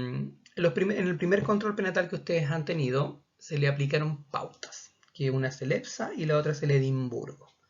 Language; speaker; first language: Spanish; native; Spanish